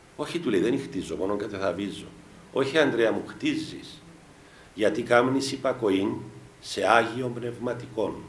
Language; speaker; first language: Greek; native; Greek